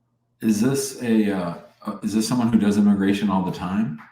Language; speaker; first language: English; native; English